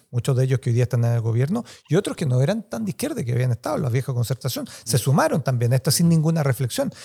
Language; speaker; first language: Spanish; native; Spanish